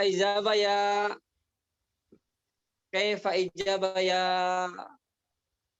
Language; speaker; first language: Arabic; non-native, fluent; Indonesian